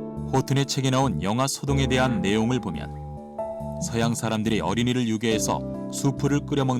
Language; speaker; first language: Korean; native; Korean